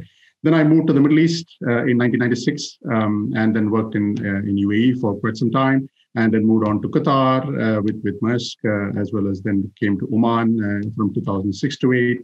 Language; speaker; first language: English; non-native, local second language; Malayalam